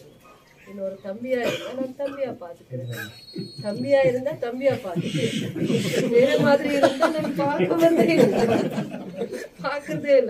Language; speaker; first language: Tamil; non-native, local second language; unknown